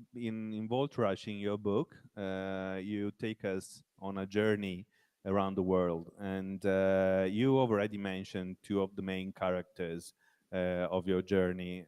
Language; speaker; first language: English; non-native, fluent; Italian